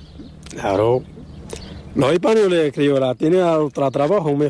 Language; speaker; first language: Spanish; non-native, learner; Arabic